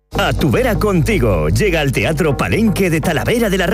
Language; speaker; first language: Spanish; native; Spanish